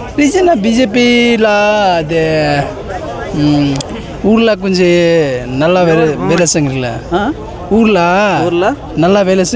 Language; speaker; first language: Tamil; non-native, local second language; Hindi